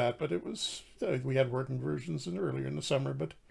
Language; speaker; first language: English; native; English